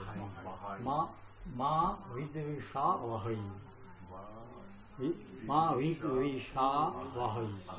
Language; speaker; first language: Japanese; non-native, learner; Bangla